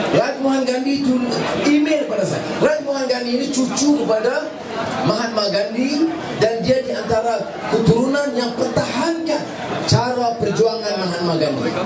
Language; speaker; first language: Malay; native; Malay